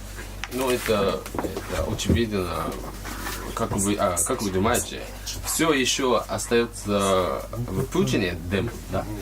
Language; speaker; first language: Russian; non-native, learner; Japanese